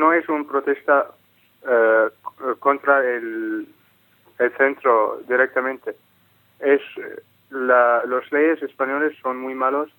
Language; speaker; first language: Spanish; non-native, learner; Arabic